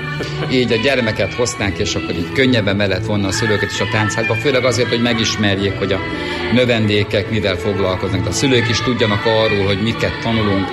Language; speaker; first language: Hungarian; native; Hungarian